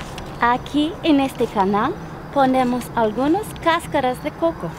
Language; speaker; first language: Spanish; non-native, learner; English